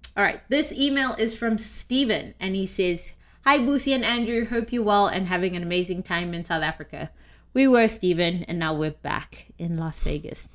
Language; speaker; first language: English; native; English